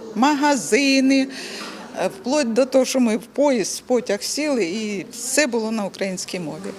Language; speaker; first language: Ukrainian; non-native, learner; Crimean Tatar